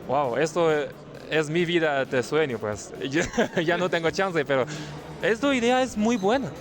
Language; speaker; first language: Spanish; non-native, fluent; Chinese